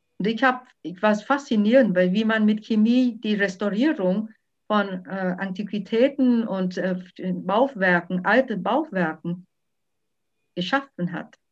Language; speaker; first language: German; non-native, fluent; Vietnamese